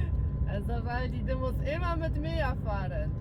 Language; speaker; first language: German; non-native, learner; Polish